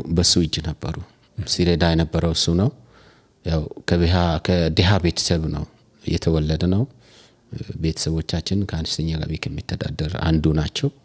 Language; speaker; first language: Amharic; non-native, local second language; Wolaytta